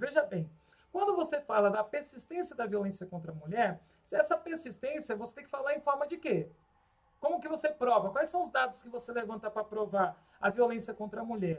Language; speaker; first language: Portuguese; native; Portuguese